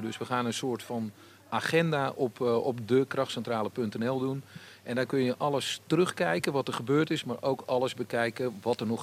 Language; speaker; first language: Dutch; native; Dutch